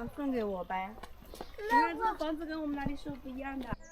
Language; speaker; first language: Chinese; native; Chinese